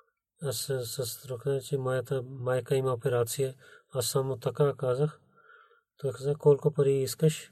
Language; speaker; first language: Bulgarian; non-native, learner; Urdu